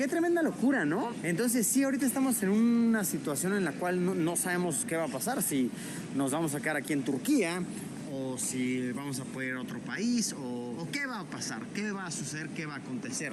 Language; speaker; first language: Spanish; native; Spanish